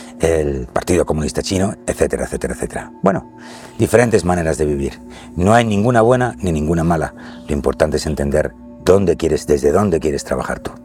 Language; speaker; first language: Spanish; native; Spanish